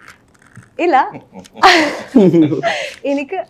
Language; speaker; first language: Malayalam; early bilingual, heritage; Malayalam